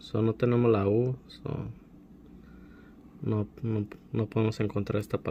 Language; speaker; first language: Spanish; early bilingual, heritage; Spanish